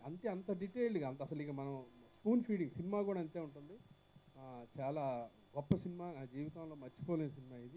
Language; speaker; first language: Telugu; native; Telugu